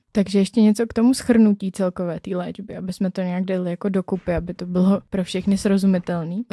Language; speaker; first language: Czech; native; Czech